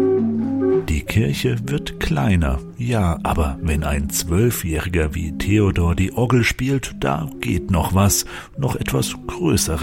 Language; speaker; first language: German; native; German